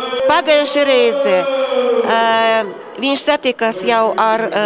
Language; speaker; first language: Latvian; non-native, local second language; Russian